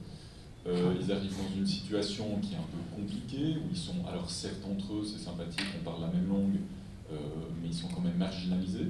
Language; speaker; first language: French; native; French